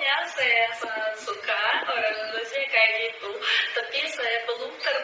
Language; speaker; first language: Indonesian; non-native, fluent; Russian